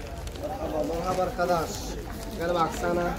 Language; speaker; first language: Turkish; non-native, learner; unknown